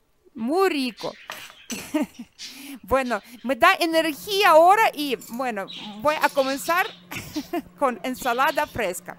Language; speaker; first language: Spanish; non-native, fluent; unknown